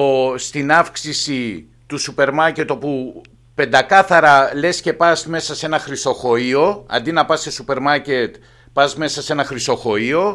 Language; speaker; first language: Greek; native; Greek